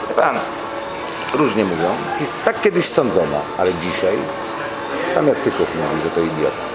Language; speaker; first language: Polish; native; Polish